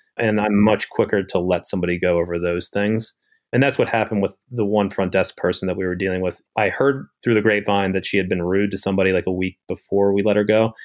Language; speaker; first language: English; native; English